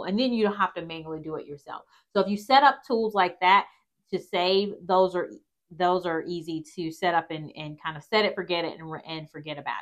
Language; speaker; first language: English; native; English